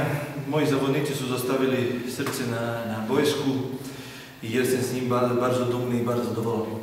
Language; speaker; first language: Polish; non-native, fluent; Serbian